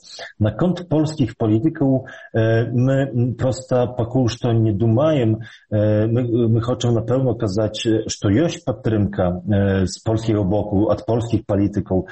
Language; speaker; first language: Belarusian; early bilingual, heritage; Polish